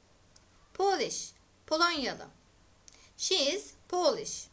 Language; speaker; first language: English; non-native, fluent; Turkish